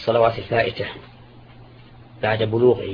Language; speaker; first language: Arabic; native; Arabic